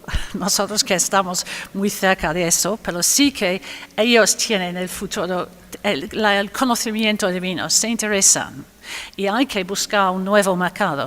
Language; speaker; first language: Spanish; non-native, fluent; English